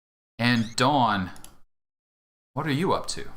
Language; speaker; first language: English; native; English